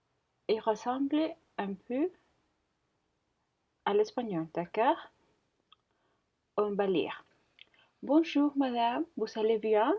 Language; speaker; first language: French; non-native, learner; Spanish